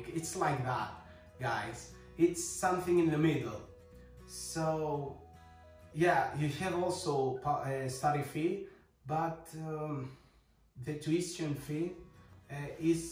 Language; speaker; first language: English; non-native, fluent; Greek